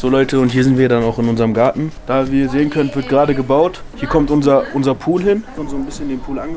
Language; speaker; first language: German; native; German